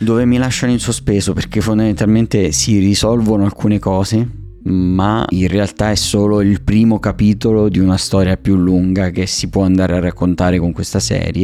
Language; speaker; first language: Italian; native; Italian